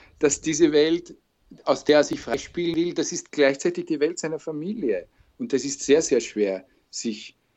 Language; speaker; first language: German; native; German